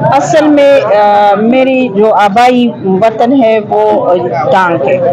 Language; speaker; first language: Urdu; non-native, local second language; Pashto